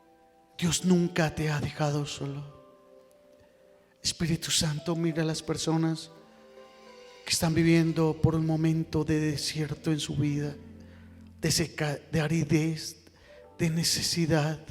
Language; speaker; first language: Spanish; native; Spanish